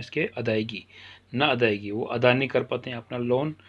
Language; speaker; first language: Hindi; non-native, local second language; Kashmiri